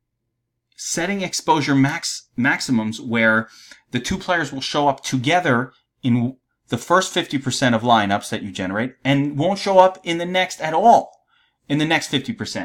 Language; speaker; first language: English; native; English